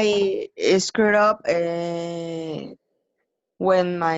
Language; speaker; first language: English; non-native, learner; Spanish